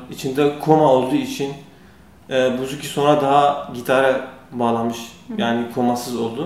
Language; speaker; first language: Turkish; non-native, learner; Kurdish